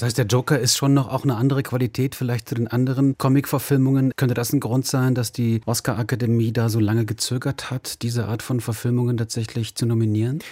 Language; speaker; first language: German; native; German